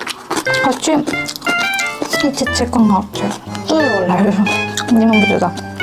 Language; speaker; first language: Chinese; non-native, learner; Korean